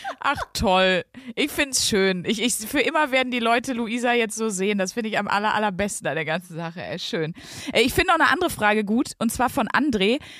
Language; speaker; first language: German; native; German